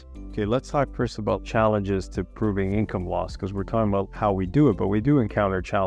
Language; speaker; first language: English; native; English